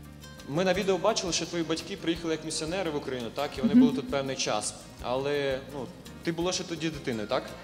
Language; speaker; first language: Ukrainian; native; Ukrainian